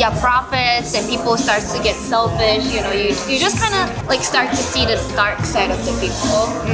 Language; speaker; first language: English; non-native, fluent; Japanese